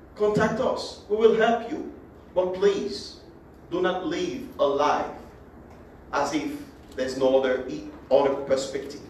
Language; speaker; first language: English; non-native, fluent; Haitian Creole